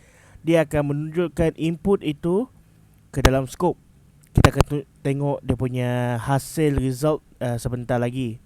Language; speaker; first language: Malay; native; Malay